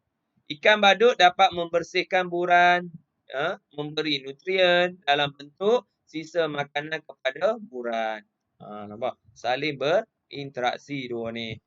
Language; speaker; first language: Malay; native; Malay